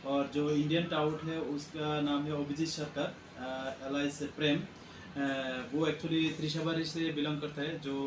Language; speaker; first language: Hindi; non-native, local second language; Bangla